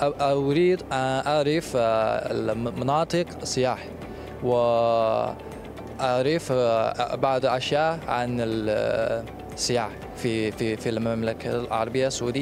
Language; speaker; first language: Arabic; non-native, learner; Chinese